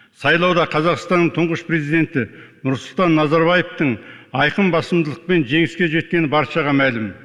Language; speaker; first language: Kazakh; early bilingual, heritage; Kazakh